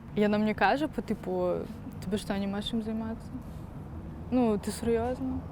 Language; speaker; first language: Belarusian; non-native, local second language; Russian